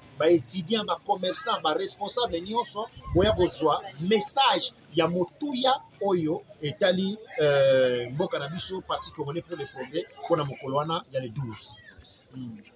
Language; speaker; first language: Lingala; native; Lingala